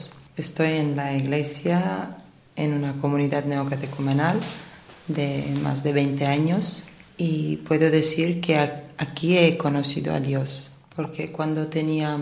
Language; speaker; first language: Spanish; non-native, fluent; Italian